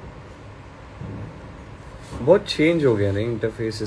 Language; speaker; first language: Hindi; non-native, local second language; Marathi